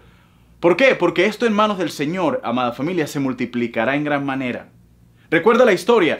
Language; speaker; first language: Spanish; native; Spanish